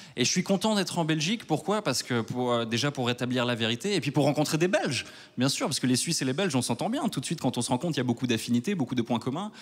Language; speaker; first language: French; native; French